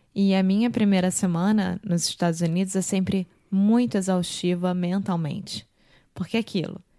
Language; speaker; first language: Portuguese; native; Portuguese